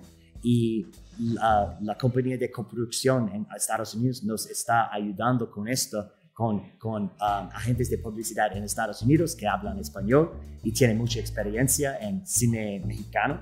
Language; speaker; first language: Spanish; non-native, fluent; English